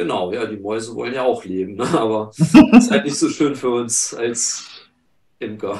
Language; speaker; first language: German; native; German